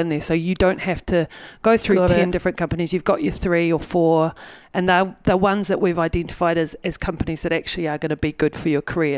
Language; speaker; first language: English; native; English